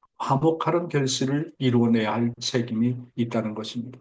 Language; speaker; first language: Korean; native; Korean